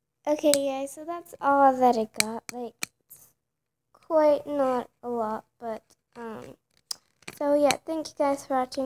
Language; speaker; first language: English; native; English